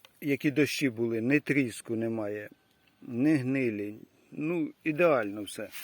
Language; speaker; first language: Ukrainian; native; Ukrainian